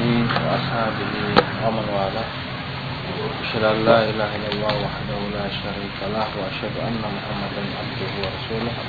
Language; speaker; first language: Arabic; non-native, fluent; Indonesian